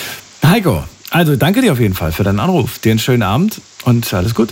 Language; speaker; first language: German; native; German